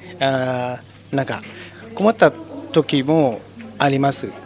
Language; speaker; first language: Japanese; non-native, learner; Thai